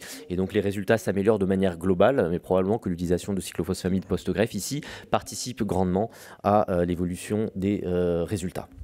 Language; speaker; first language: French; native; French